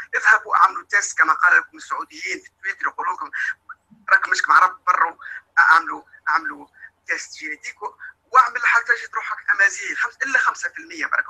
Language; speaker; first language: Arabic; native; Arabic